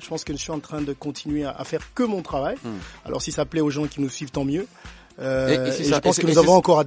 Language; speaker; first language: French; non-native, local second language; Lingala